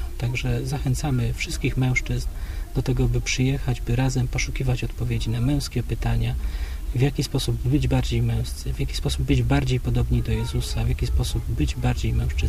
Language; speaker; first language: Polish; native; Polish